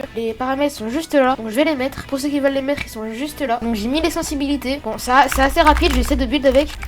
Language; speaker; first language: French; native; French